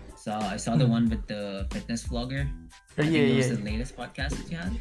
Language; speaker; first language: English; early bilingual, other home language; Hindi